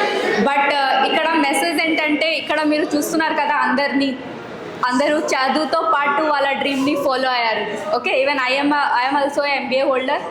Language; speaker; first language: Telugu; non-native, fluent; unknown